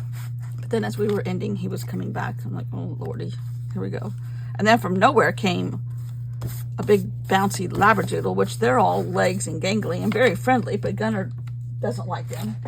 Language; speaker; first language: English; native; English